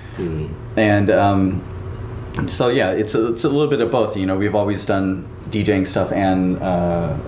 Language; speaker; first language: English; native; English